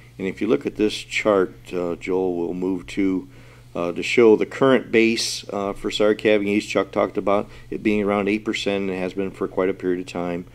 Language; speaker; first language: English; native; English